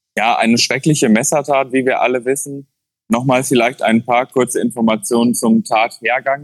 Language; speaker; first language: German; native; German